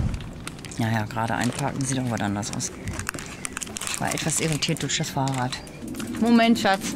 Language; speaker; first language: German; native; German